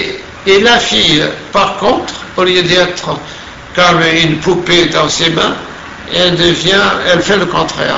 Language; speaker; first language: French; non-native, fluent; Portuguese